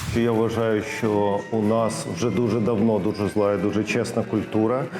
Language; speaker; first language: Ukrainian; non-native, local second language; Russian